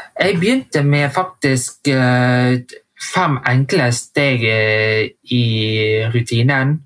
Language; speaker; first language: Norwegian; early bilingual, heritage; Vietnamese